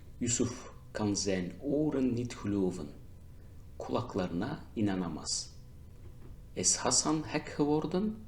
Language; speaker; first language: Dutch; non-native, fluent; Turkish